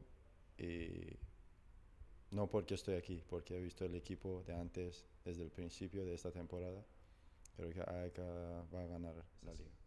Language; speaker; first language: Spanish; non-native, fluent; Persian